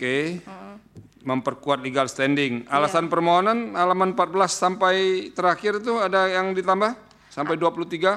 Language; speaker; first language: Indonesian; native; Indonesian